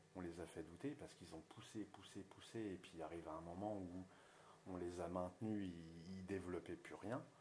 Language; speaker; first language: French; native; French